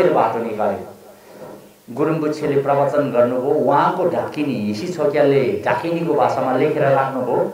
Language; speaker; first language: Nepali; non-native, local second language; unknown